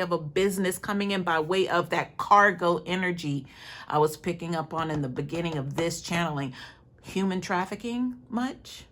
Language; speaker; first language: English; native; English